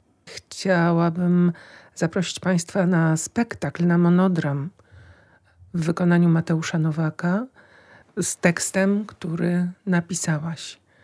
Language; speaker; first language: Polish; native; Polish